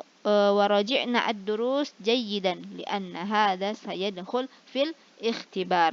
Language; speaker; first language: Arabic; non-native, fluent; Indonesian